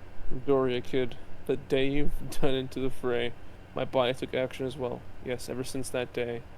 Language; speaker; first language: English; native; English